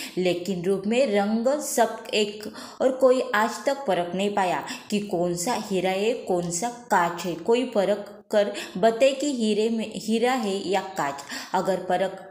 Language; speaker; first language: Hindi; non-native, local second language; Marathi